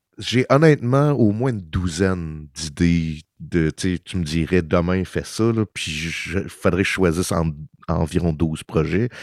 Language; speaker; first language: French; early bilingual, heritage; French